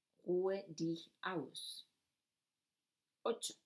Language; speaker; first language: German; non-native, fluent; Spanish